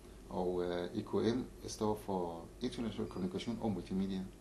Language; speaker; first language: Danish; non-native, fluent; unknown